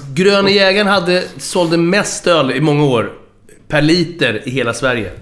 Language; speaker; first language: Swedish; native; Swedish